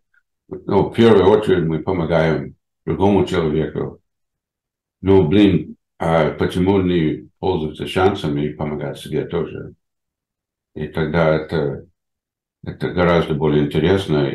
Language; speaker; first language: Russian; non-native, fluent; English